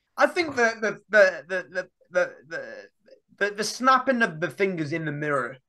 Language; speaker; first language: English; native; English